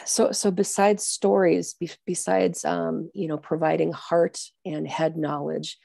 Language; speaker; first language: English; native; English